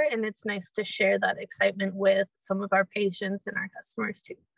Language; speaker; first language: English; native; English